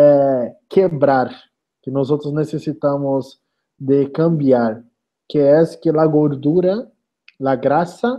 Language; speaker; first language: Spanish; non-native, learner; Portuguese